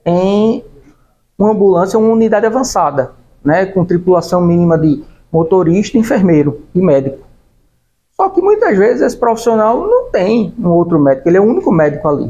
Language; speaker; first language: Portuguese; native; Portuguese